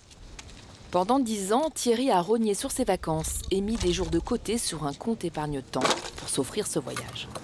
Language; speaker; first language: French; native; French